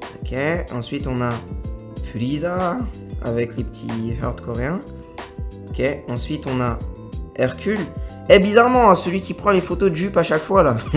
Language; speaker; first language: French; native; French